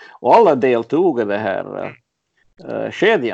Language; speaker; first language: Swedish; early bilingual, other home language; Latvian